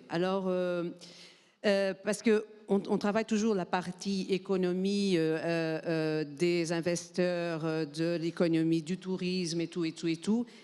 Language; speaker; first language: French; non-native, fluent; Portuguese